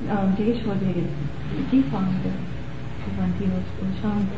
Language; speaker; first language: Chinese; non-native, learner; English